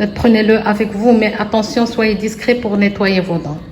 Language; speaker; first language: French; non-native, local second language; Arabic